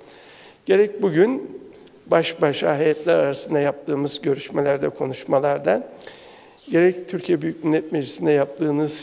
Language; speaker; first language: Turkish; native; Turkish